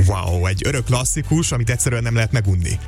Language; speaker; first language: Hungarian; native; Hungarian